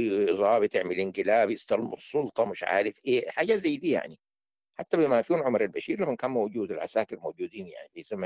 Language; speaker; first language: Arabic; native; Arabic